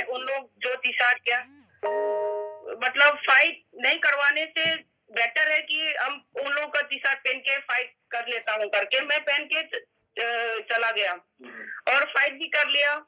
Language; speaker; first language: Hindi; non-native, local second language; Manipuri